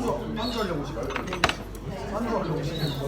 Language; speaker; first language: Korean; native; Korean